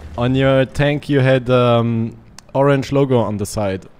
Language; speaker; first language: English; non-native, learner; German